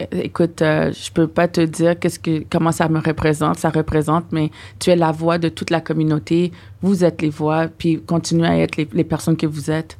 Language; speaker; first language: French; non-native, fluent; English